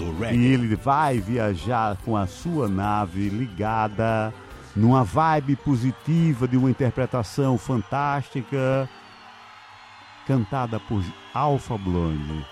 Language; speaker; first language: Portuguese; native; Portuguese